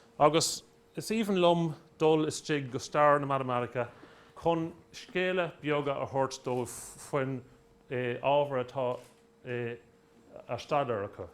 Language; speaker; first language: Irish; non-native, local second language; English